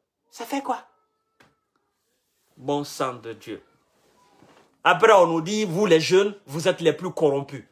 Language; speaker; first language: French; non-native, local second language; Mandingo